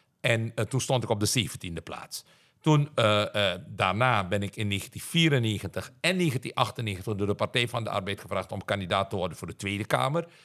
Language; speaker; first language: Dutch; native; Dutch